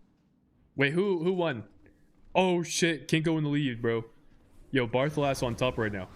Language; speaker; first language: English; native; English